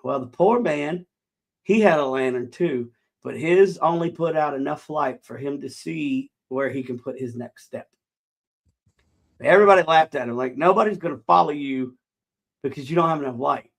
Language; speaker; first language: English; native; English